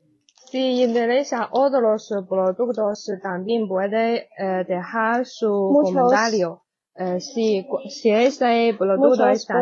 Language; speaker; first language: Spanish; non-native, learner; Chinese